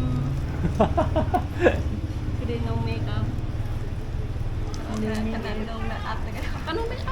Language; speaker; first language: Korean; non-native, learner; Lao